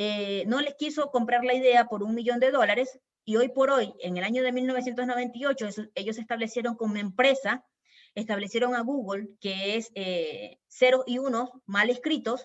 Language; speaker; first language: Spanish; native; Spanish